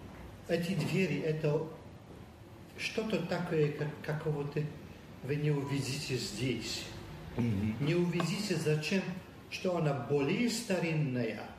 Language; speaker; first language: Russian; non-native, fluent; Polish